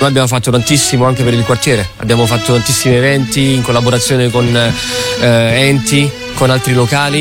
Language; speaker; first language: Italian; early bilingual, other home language; Arabic